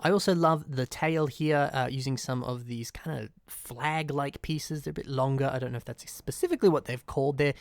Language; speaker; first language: English; native; English